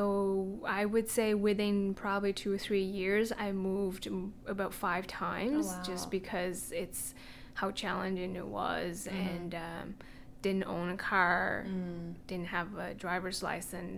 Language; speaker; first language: English; non-native, fluent; Chinese